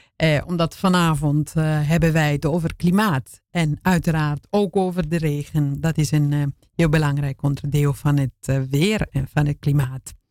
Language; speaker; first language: Dutch; non-native, fluent; Italian